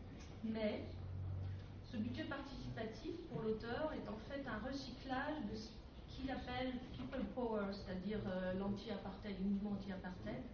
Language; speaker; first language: French; native; French